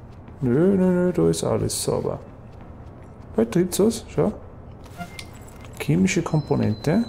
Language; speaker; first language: German; native; German